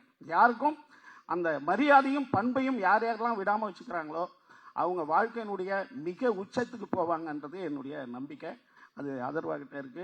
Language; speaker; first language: Tamil; native; Tamil